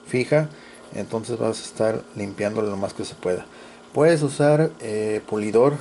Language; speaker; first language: Spanish; native; Spanish